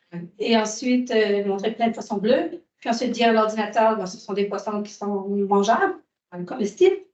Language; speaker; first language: French; native; French